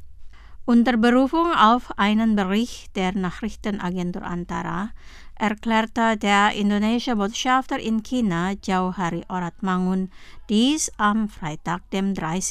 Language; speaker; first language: German; non-native, fluent; Indonesian